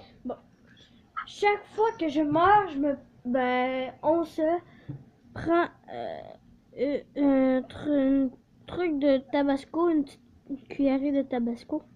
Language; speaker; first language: French; native; French